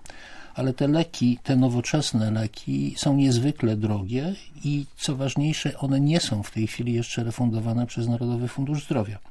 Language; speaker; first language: Polish; native; Polish